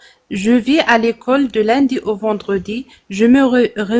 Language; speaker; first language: French; non-native, learner; Arabic